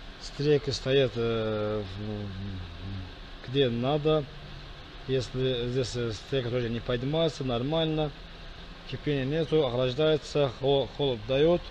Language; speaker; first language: Russian; non-native, fluent; Azerbaijani